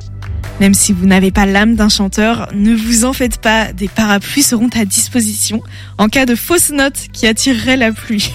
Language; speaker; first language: French; native; French